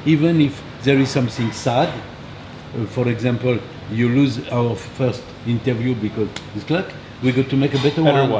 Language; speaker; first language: English; non-native, learner; French